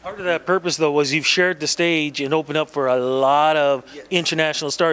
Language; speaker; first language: English; native; English